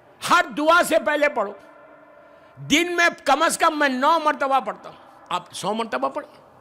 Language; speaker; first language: Urdu; native; Urdu